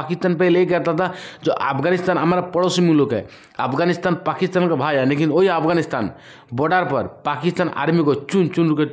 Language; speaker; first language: Hindi; non-native, local second language; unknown